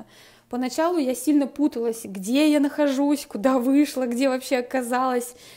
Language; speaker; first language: Russian; native; Russian